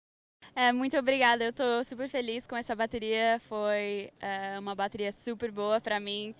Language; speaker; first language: Portuguese; early bilingual, heritage; English